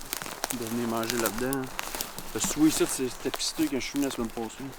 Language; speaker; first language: French; native; French